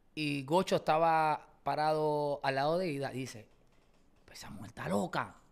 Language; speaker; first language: Spanish; native; Spanish